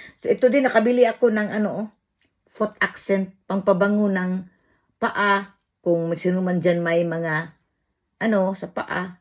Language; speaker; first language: Filipino; non-native, local second language; Cebuano